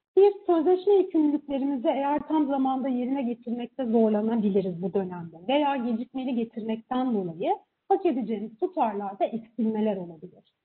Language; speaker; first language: Turkish; native; Turkish